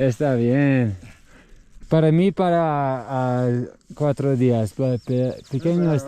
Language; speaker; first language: Spanish; non-native, learner; English